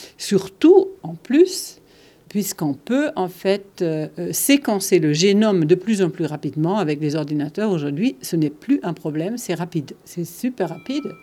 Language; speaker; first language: French; non-native, fluent; German